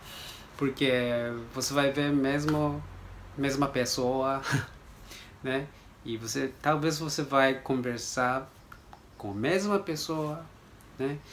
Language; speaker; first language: Portuguese; non-native, learner; Japanese